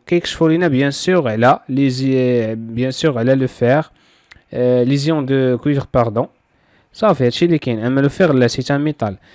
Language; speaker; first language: French; non-native, local second language; Arabic